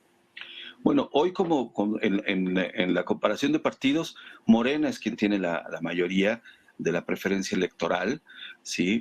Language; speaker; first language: Spanish; native; Spanish